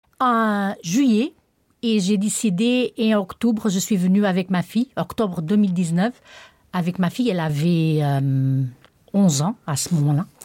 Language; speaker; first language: French; non-native, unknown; Portuguese